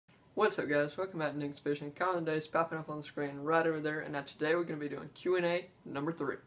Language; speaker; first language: English; native; English